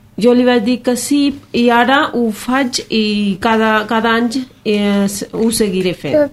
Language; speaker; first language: Catalan; non-native, learner; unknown